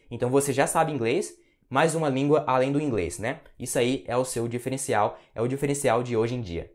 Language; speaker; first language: Portuguese; native; Portuguese